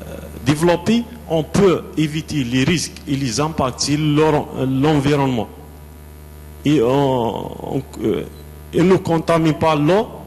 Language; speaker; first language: French; non-native, local second language; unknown